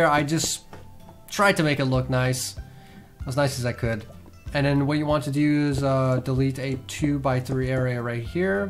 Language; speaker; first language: English; native; English